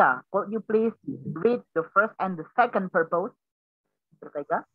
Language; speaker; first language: English; non-native, learner; Indonesian